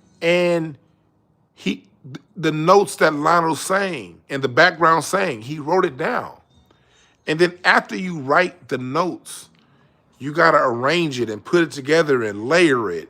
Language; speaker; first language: English; native; English